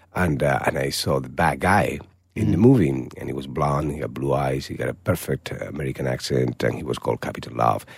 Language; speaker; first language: English; non-native, fluent; Spanish